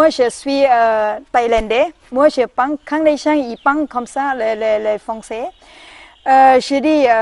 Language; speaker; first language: French; non-native, learner; Thai